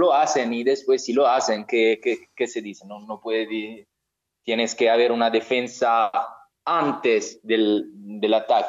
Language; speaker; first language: Spanish; non-native, learner; Italian